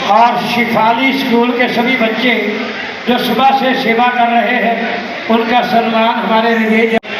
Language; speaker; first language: Hindi; non-native, local second language; Punjabi